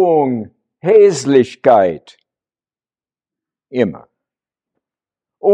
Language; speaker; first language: German; non-native, learner; English